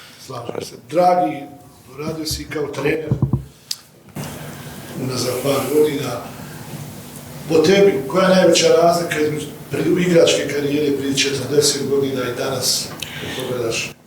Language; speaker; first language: Bosnian; native; Bosnian